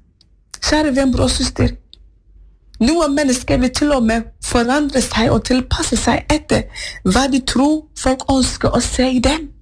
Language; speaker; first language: Norwegian; non-native, fluent; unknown